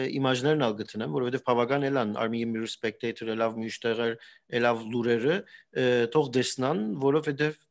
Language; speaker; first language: Armenian; early bilingual, heritage; Armenian